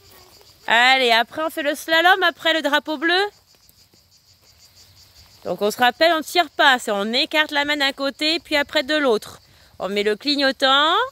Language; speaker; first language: French; native; French